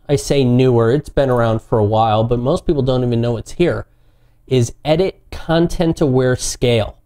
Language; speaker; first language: English; native; English